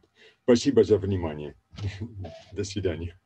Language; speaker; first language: Russian; non-native, fluent; Italian